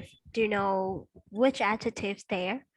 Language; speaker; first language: English; non-native, fluent; Vietnamese